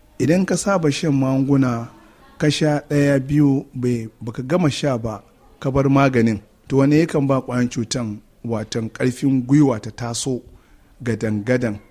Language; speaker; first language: Hausa; native; Hausa